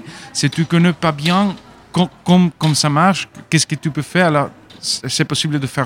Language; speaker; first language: French; non-native, fluent; Spanish